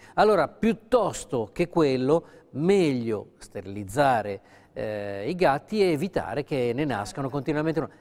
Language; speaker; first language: Italian; native; Italian